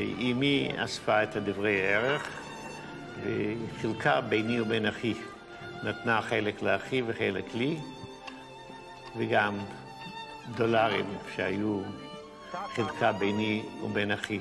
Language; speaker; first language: Hebrew; non-native, fluent; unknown